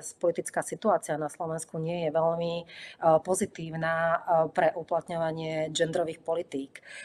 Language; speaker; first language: Slovak; native; Slovak